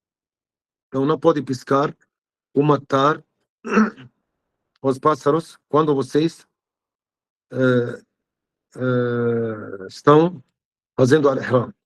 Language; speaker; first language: Portuguese; non-native, fluent; Arabic